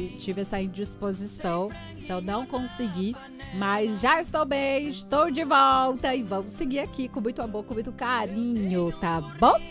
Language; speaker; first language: Portuguese; native; Portuguese